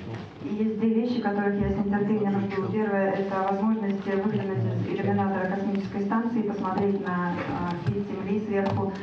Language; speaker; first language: Russian; native; Russian